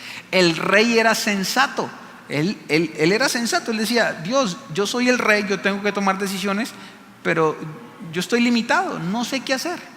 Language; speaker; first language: Spanish; native; Spanish